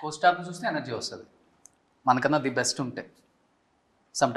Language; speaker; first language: Telugu; native; Telugu